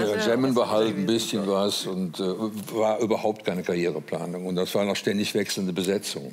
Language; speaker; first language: German; native; German